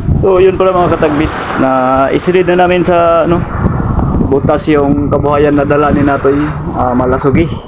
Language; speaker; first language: Filipino; non-native, local second language; Cebuano